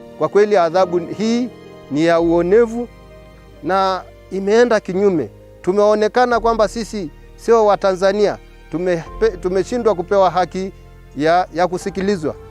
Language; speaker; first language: Swahili; non-native, local second language; Masai